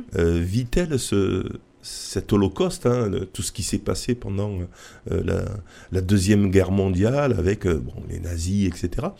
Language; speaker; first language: French; native; French